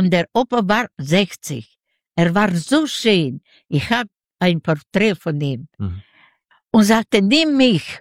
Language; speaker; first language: German; non-native, learner; Yiddish